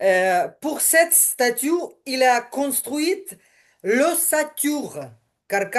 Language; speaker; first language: French; non-native, learner; Ukrainian